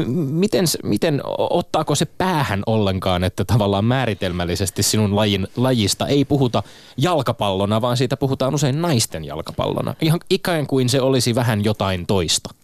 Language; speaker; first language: Finnish; native; Finnish